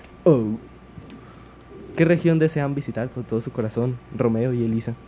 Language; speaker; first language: Spanish; native; Spanish